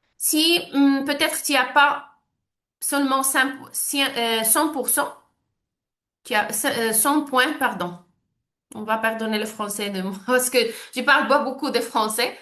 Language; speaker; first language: French; non-native, learner; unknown